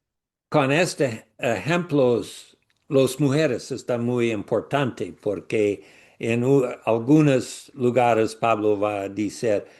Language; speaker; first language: Spanish; non-native, learner; English